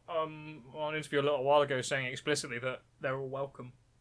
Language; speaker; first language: English; native; English